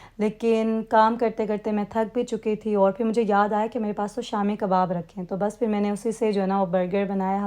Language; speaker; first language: Urdu; native; Urdu